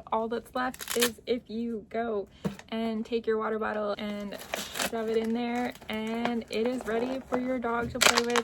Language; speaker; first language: English; native; English